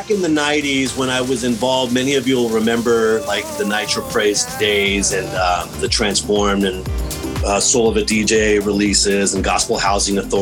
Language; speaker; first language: English; native; English